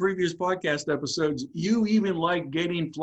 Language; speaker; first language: English; native; English